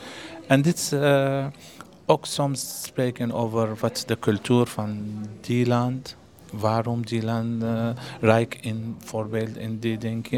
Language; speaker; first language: Dutch; non-native, learner; Arabic